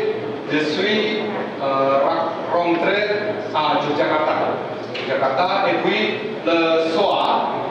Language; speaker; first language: French; non-native, learner; Indonesian